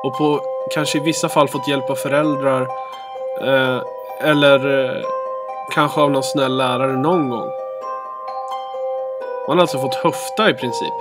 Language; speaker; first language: Swedish; native; Swedish